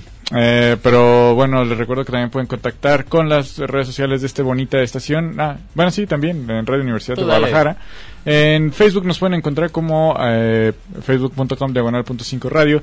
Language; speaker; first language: Spanish; native; Spanish